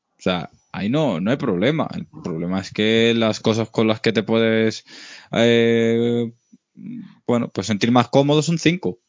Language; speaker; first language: Spanish; native; Spanish